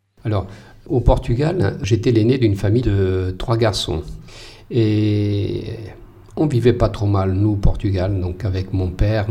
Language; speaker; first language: French; non-native, fluent; Portuguese